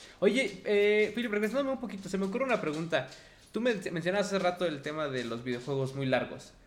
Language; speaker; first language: Spanish; native; Spanish